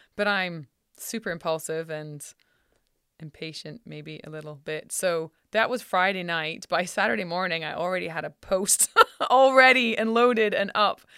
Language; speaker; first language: English; native; English